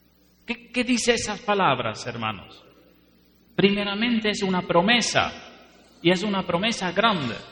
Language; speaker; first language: Spanish; non-native, fluent; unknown